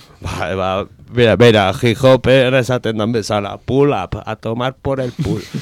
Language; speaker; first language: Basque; non-native, local second language; Spanish